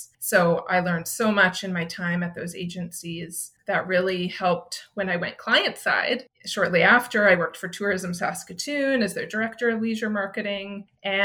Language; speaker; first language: English; native; English